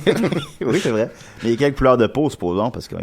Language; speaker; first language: French; native; French